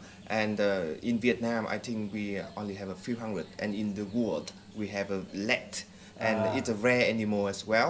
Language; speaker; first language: English; non-native, fluent; Vietnamese